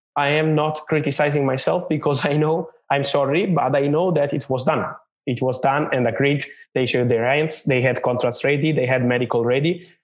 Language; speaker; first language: English; non-native, fluent; Italian